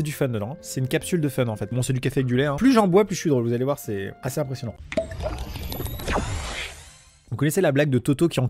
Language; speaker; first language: French; native; French